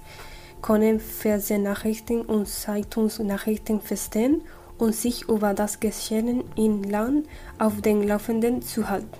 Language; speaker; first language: German; non-native, fluent; Spanish